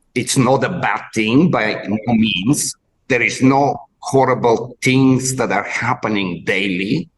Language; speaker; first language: English; non-native, fluent; Bulgarian